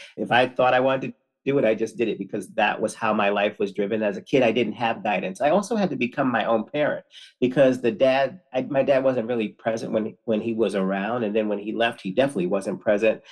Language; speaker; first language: English; native; English